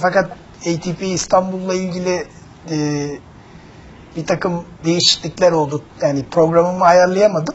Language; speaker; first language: Turkish; native; Turkish